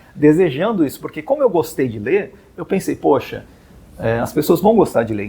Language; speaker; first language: Portuguese; native; Portuguese